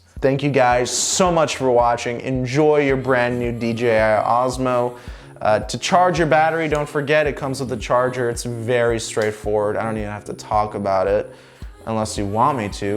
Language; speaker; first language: English; native; English